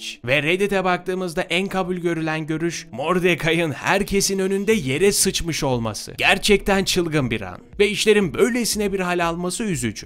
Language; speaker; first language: Turkish; native; Turkish